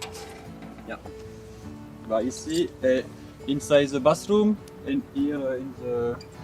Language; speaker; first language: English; non-native, learner; French